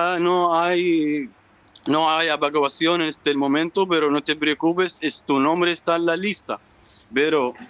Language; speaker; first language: Spanish; non-native, learner; Arabic